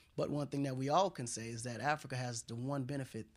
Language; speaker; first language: English; non-native, fluent; Wolof